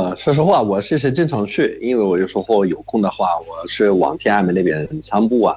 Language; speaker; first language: Chinese; non-native, fluent; Arabic